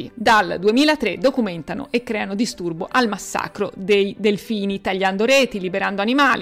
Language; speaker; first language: Italian; native; Italian